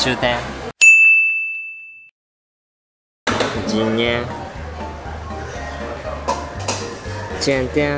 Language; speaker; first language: Chinese; non-native, learner; Japanese